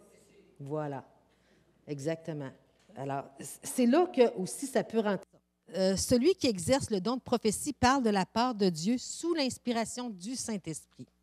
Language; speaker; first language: French; native; French